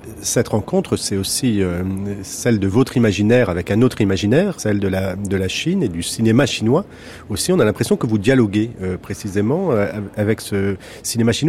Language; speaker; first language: French; native; French